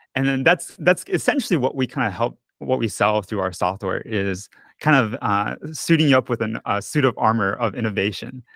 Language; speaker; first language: English; early bilingual, other home language; Japanese